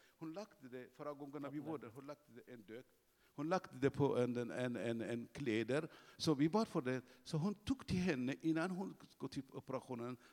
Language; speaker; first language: Swedish; non-native, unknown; Tigrinya